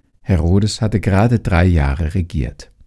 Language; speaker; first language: German; native; German